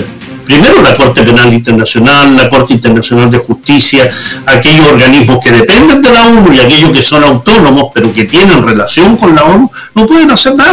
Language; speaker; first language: Spanish; native; Spanish